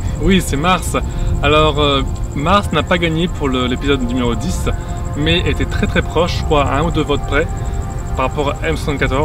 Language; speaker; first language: French; native; French